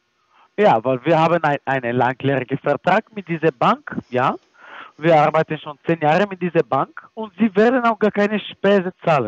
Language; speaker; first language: German; non-native, fluent; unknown